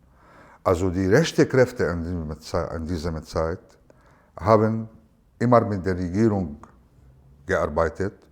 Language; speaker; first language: German; non-native, fluent; Arabic